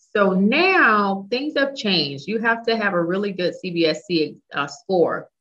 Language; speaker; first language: English; native; English